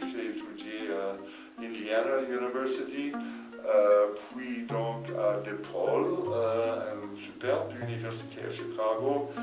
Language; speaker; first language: French; non-native, fluent; English